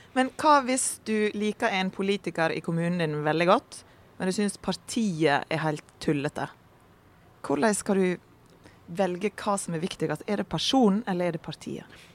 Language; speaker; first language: Norwegian; native; Norwegian